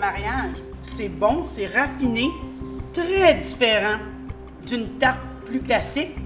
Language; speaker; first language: French; native; French